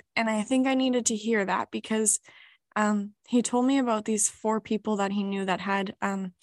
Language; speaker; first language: English; native; English